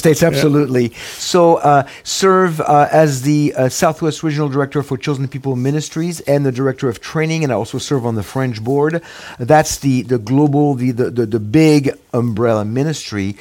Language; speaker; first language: English; non-native, fluent; French